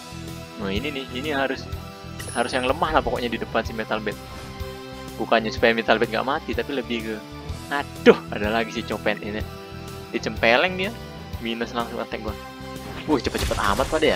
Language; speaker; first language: Indonesian; native; Indonesian